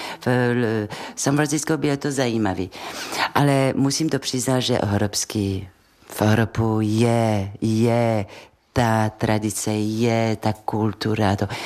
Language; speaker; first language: Czech; non-native, fluent; French